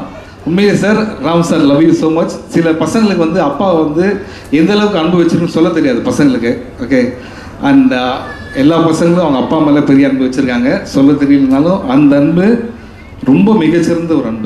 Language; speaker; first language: Tamil; native; Tamil